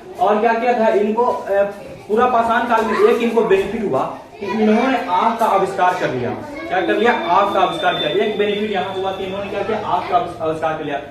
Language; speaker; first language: Hindi; native; Hindi